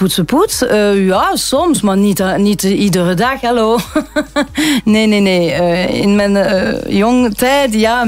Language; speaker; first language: Dutch; non-native, local second language; French